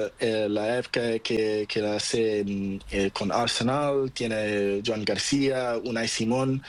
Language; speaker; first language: Spanish; non-native, learner; Portuguese